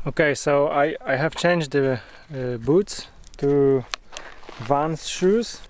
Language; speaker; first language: English; non-native, fluent; Polish